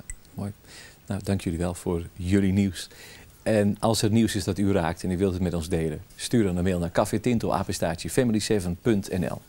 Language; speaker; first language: Dutch; native; Dutch